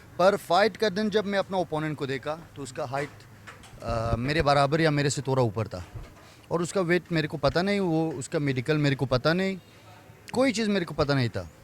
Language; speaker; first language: Hindi; non-native, fluent; Persian